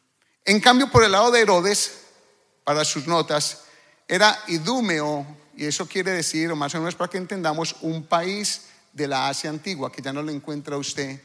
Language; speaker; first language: Spanish; native; Spanish